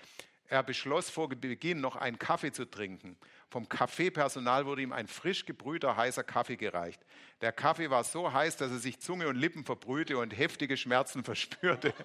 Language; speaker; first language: German; native; German